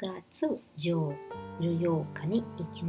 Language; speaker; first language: Japanese; non-native, learner; Portuguese